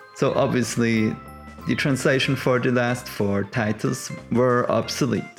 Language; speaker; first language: English; non-native, fluent; German